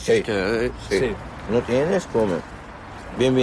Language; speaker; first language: Spanish; non-native, learner; Arabic